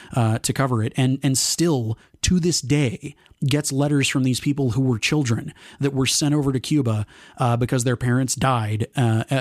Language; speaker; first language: English; native; English